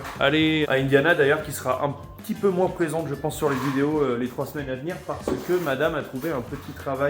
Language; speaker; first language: French; native; French